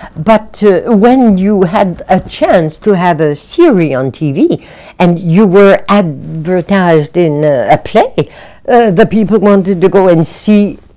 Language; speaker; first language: English; non-native, fluent; French